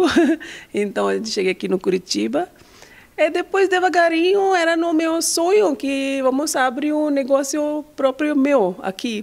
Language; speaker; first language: Portuguese; non-native, learner; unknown